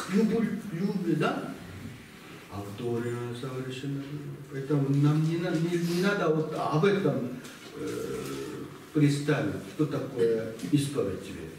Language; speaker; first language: Russian; non-native, learner; Korean